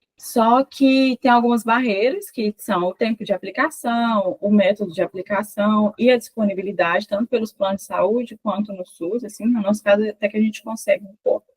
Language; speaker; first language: Portuguese; native; Portuguese